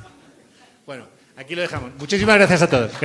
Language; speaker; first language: Spanish; native; Spanish